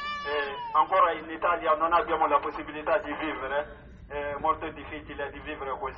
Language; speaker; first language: Italian; non-native, learner; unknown